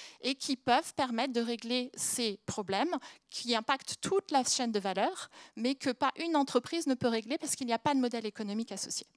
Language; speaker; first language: French; native; French